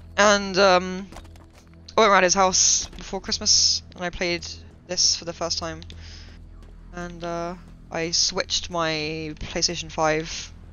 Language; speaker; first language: English; native; English